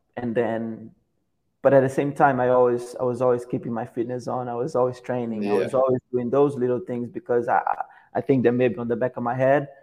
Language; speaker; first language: English; non-native, fluent; Portuguese